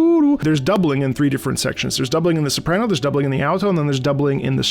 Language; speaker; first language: English; native; English